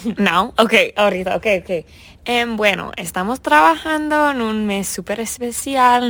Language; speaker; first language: Spanish; early bilingual, heritage; English